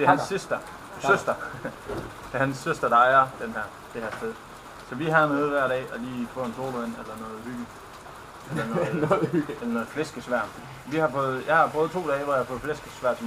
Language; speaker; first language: Danish; native; Danish